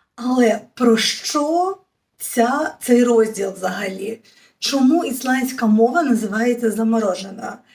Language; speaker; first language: Ukrainian; native; Ukrainian